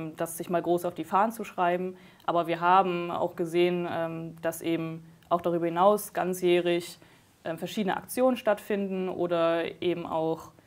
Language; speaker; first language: German; native; German